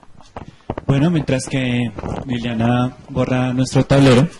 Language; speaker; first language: Spanish; native; Spanish